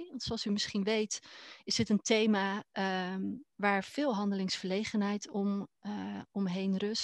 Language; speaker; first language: Dutch; native; Dutch